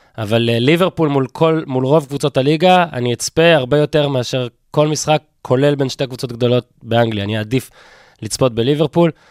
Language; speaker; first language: Hebrew; native; Hebrew